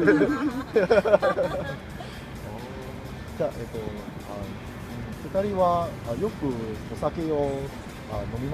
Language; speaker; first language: Japanese; non-native, learner; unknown